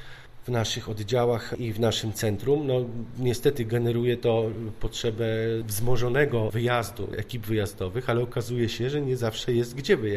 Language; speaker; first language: Polish; native; Polish